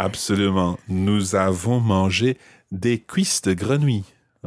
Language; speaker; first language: French; non-native, fluent; English